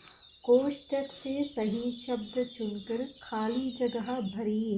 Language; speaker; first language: Hindi; non-native, fluent; Sinhala